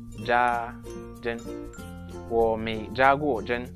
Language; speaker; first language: Chinese; non-native, fluent; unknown